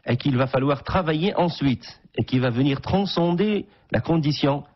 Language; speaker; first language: French; non-native, local second language; Arabic